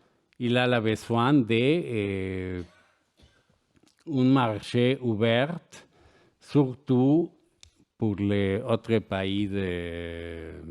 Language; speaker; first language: French; non-native, learner; Spanish